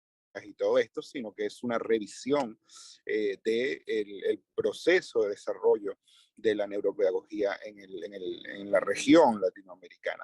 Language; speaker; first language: Spanish; native; Spanish